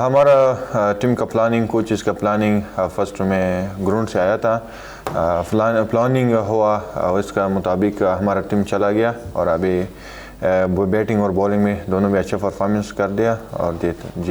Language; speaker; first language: Hindi; non-native, learner; Pashto